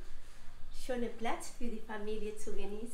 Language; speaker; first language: German; non-native, learner; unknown